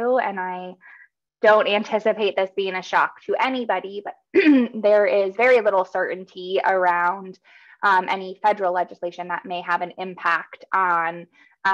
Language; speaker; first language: English; native; English